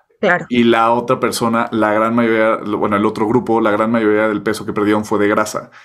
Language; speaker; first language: Spanish; native; Spanish